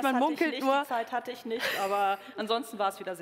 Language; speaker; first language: German; native; German